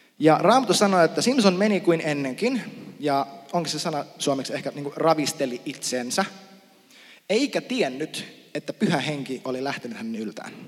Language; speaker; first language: Finnish; native; Finnish